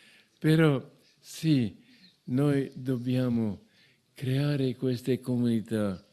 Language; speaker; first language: Italian; non-native, fluent; English